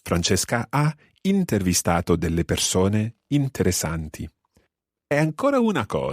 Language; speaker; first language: Italian; non-native, fluent; English